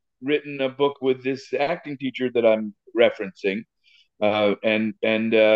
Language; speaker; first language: English; native; English